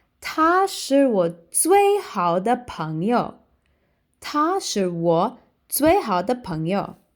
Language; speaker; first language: Chinese; non-native, fluent; English